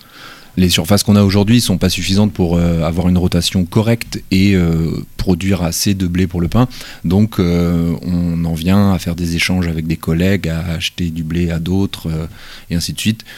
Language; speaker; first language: French; native; French